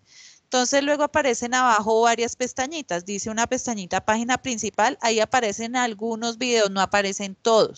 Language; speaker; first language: Spanish; native; Spanish